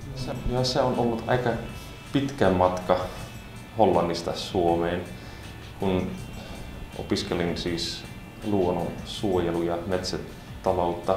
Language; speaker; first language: Finnish; non-native, fluent; Dutch